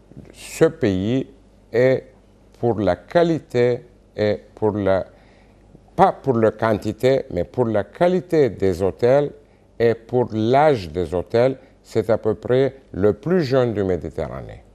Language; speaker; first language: French; non-native, fluent; Turkish